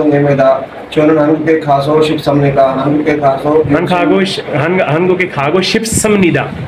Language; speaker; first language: Korean; non-native, learner; Punjabi